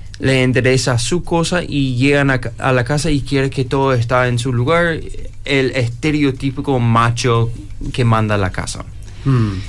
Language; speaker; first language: Spanish; non-native, fluent; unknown